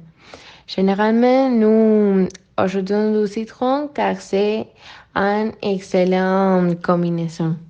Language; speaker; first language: French; non-native, learner; Spanish